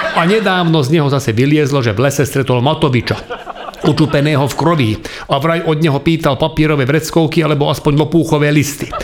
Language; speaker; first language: Slovak; non-native, local second language; Hungarian